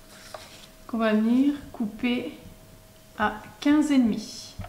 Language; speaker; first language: French; native; French